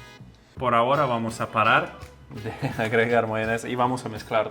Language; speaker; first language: Spanish; non-native, fluent; Russian